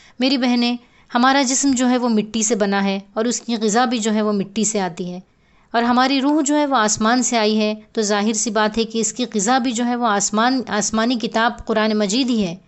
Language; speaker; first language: Urdu; native; Urdu